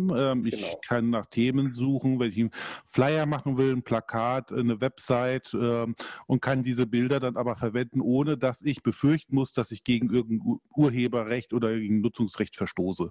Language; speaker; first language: German; native; German